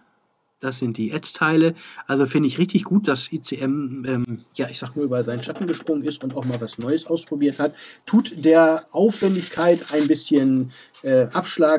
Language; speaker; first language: German; native; German